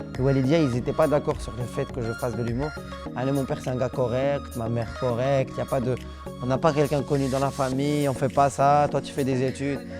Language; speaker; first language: French; non-native, local second language; Arabic